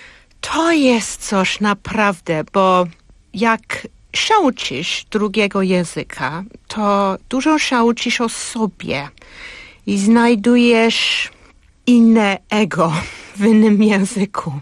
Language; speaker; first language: Polish; non-native, fluent; English